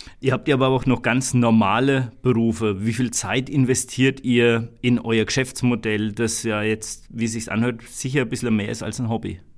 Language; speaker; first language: German; native; German